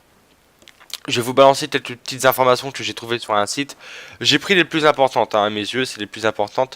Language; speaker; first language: French; native; French